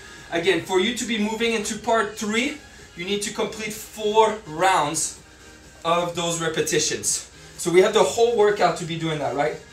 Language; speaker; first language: English; native; English